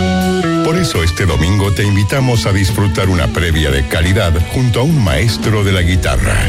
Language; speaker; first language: Spanish; native; Spanish